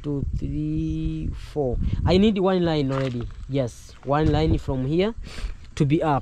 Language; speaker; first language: English; non-native, learner; Swahili